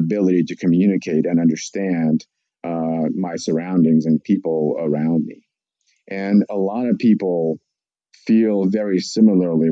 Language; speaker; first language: English; non-native, fluent; Russian